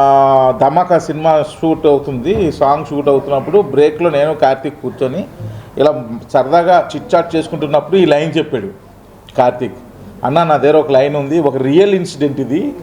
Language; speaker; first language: Telugu; native; Telugu